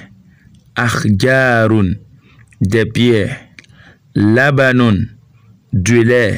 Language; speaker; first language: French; non-native, local second language; Fon